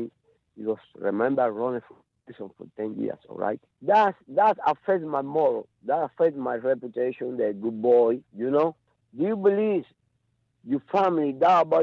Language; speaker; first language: English; non-native, learner; Spanish